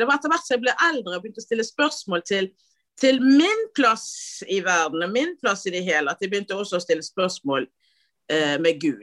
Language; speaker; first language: Norwegian; native; Norwegian